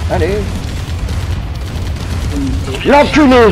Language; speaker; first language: French; native; French